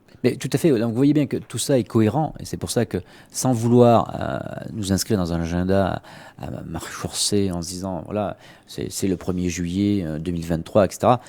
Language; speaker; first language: French; native; French